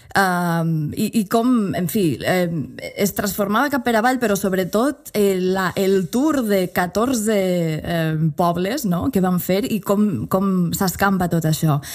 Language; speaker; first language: Catalan; native; Catalan